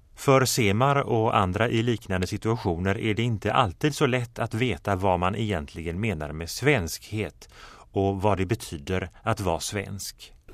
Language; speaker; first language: Swedish; native; Swedish